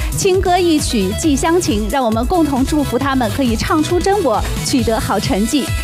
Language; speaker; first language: Chinese; native; Chinese